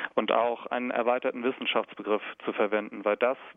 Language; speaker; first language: German; native; German